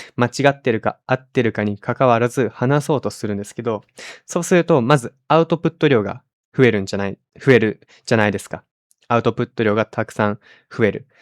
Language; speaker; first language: Japanese; native; Japanese